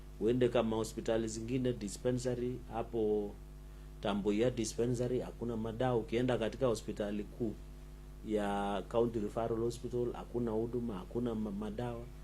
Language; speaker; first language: Swahili; non-native, local second language; Kalenjin